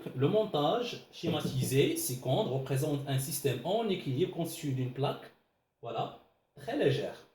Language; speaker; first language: French; non-native, local second language; Arabic